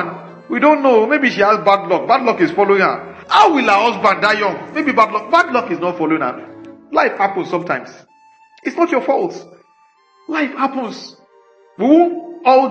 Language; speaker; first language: English; non-native, local second language; Yoruba